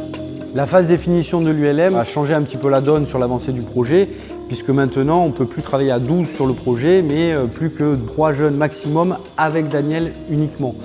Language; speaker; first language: French; native; French